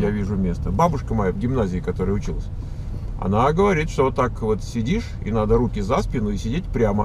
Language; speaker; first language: Russian; native; Russian